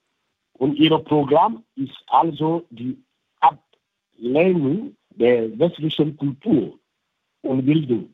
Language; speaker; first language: German; non-native, fluent; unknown